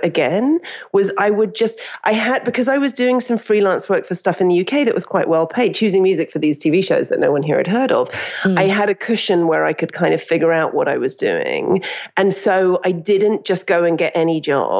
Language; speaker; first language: English; native; English